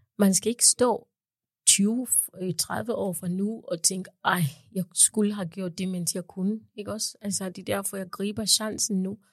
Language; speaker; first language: Danish; non-native, fluent; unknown